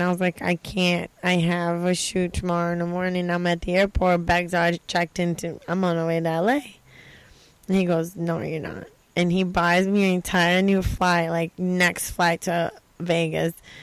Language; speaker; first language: English; non-native, fluent; Portuguese